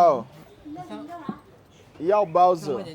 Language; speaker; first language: Chinese; non-native, learner; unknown